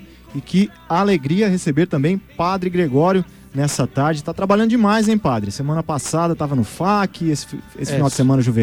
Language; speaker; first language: Portuguese; native; Portuguese